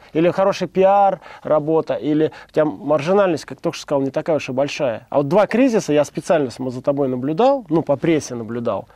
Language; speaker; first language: Russian; native; Russian